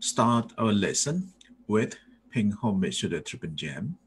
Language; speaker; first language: English; non-native, fluent; Thai